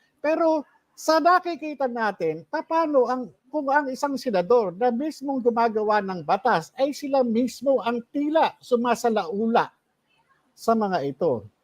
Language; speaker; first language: Filipino; native; Filipino